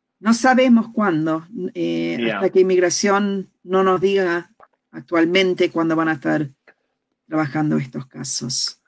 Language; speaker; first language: Spanish; early bilingual, heritage; Spanish